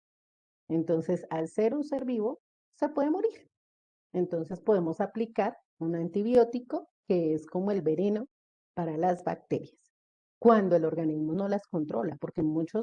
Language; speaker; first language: Spanish; native; Spanish